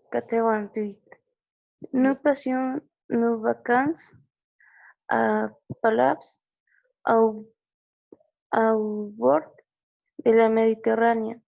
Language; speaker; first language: French; non-native, learner; Spanish